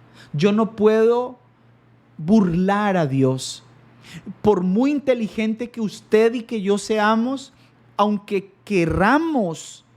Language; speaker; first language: Spanish; native; Spanish